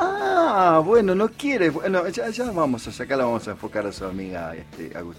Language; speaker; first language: Spanish; native; Spanish